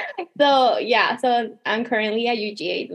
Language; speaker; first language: English; non-native, fluent; Spanish